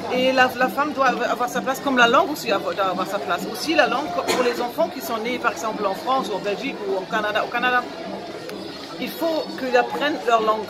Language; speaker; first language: French; non-native, fluent; German